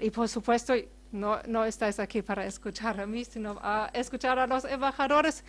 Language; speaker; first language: Spanish; non-native, fluent; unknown